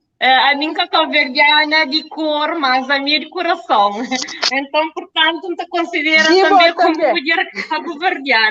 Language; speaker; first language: Portuguese; non-native, local second language; Kabuverdianu